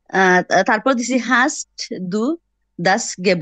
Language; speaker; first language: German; non-native, learner; Bangla